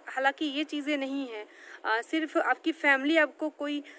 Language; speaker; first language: Hindi; native; Hindi